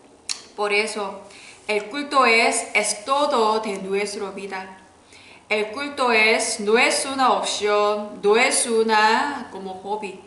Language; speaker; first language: Spanish; non-native, learner; Korean